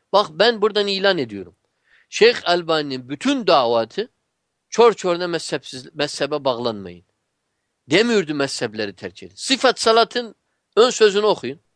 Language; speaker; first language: Turkish; non-native, fluent; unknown